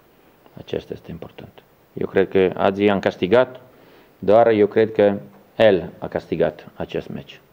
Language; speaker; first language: Romanian; non-native, learner; Italian